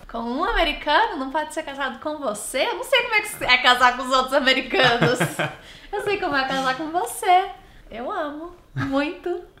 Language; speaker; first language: Portuguese; native; Portuguese